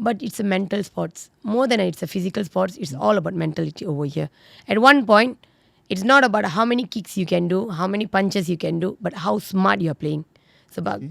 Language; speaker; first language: English; non-native, local second language; Tamil